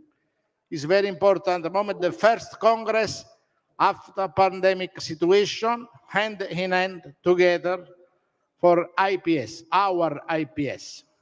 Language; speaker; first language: English; non-native, learner; Italian